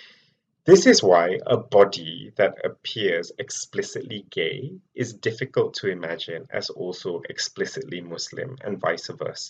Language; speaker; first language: English; non-native, local second language; Malay